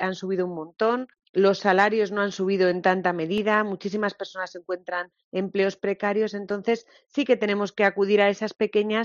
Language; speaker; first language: Spanish; native; Spanish